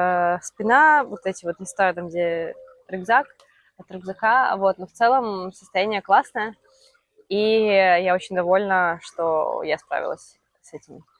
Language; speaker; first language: Russian; native; Russian